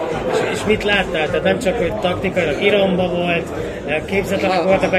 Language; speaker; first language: Hungarian; native; Hungarian